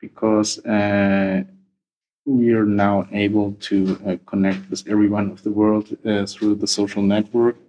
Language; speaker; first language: English; non-native, fluent; German